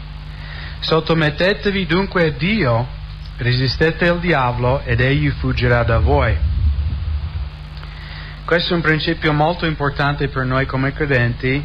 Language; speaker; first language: Italian; non-native, fluent; English